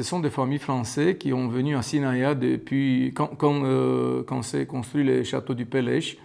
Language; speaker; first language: French; non-native, learner; Romanian